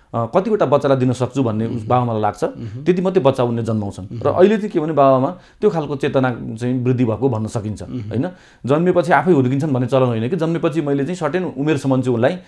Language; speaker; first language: Nepali; native; Nepali